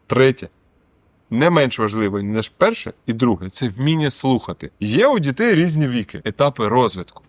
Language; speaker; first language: Ukrainian; non-native, local second language; Russian